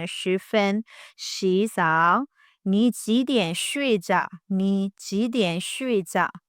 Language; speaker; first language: Chinese; non-native, fluent; Burmese